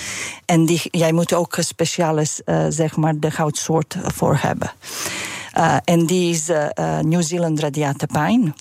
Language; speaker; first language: Dutch; non-native, fluent; Serbian